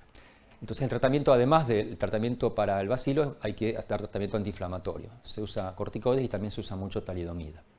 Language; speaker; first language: Spanish; native; Spanish